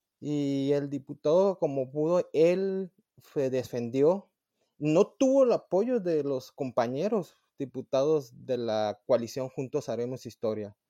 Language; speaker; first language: Spanish; native; Spanish